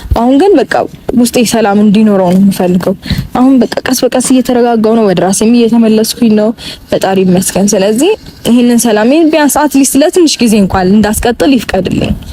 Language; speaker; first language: Amharic; native; Amharic